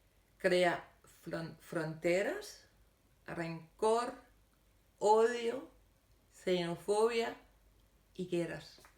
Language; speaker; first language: Spanish; non-native, fluent; Danish